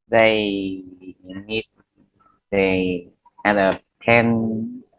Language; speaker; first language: English; non-native, learner; Vietnamese